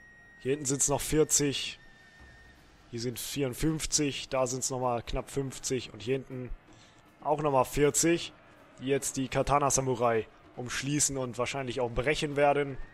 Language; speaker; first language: German; native; German